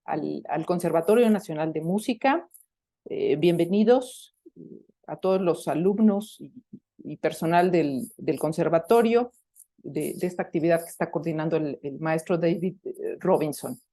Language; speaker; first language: Spanish; native; Spanish